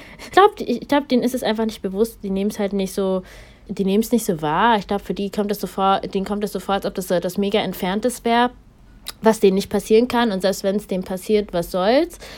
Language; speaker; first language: German; early bilingual, other home language; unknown